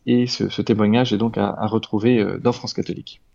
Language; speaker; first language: French; native; French